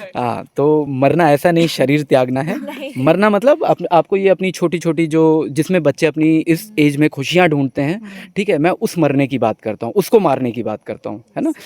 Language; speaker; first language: Hindi; native; Hindi